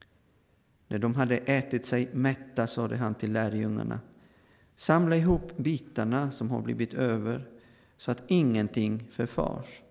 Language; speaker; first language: Swedish; non-native, fluent; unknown